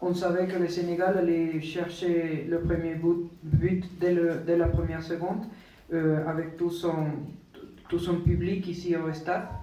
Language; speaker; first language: French; non-native, fluent; Spanish